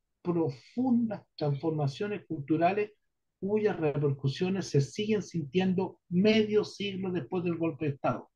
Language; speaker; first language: Spanish; native; Spanish